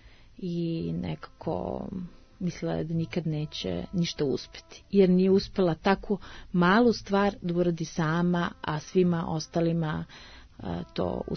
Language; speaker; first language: Serbian; native; Serbian